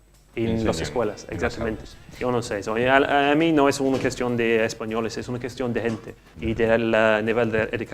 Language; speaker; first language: Spanish; non-native, learner; English